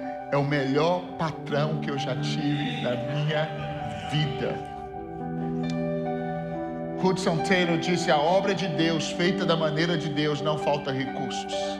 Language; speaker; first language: Portuguese; native; Portuguese